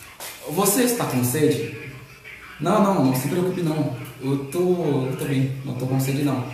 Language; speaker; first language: Portuguese; non-native, learner; Haitian Creole